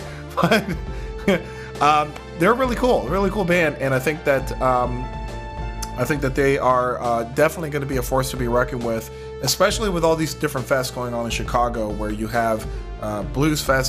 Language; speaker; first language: English; native; English